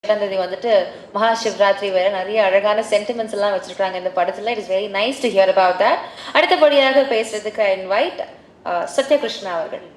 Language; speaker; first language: Tamil; native; Tamil